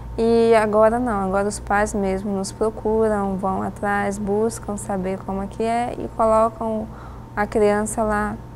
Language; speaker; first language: Portuguese; native; Portuguese